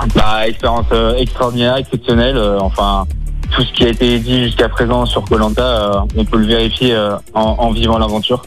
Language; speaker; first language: French; native; French